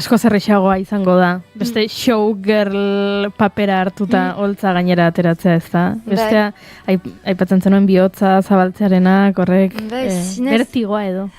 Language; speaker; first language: Basque; native; Basque